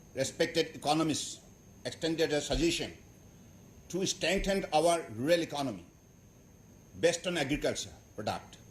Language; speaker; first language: English; non-native, local second language; Assamese